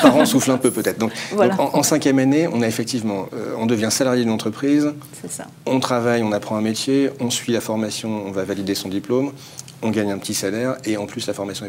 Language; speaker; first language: French; native; French